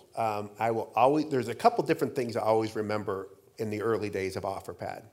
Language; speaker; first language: English; native; English